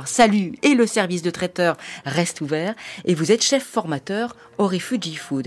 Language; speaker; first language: French; native; French